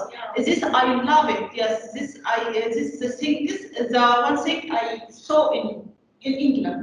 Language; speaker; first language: English; non-native, learner; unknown